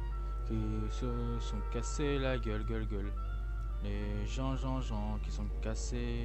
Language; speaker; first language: French; native; French